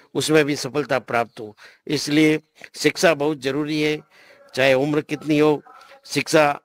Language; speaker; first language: Hindi; native; Hindi